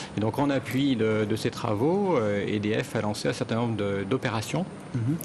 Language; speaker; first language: French; native; French